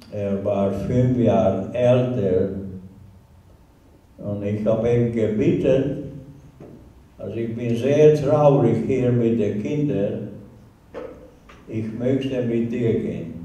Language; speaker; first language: German; non-native, learner; Hungarian